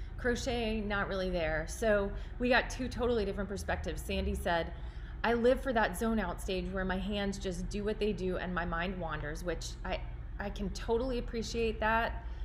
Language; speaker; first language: English; native; English